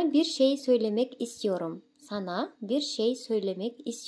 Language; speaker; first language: Turkish; non-native, fluent; Kazakh